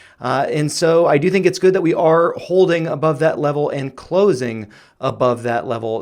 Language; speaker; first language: English; native; English